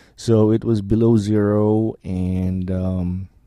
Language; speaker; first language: English; non-native, local second language; Filipino